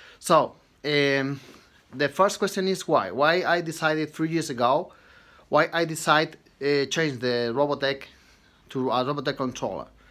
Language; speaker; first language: English; non-native, fluent; Spanish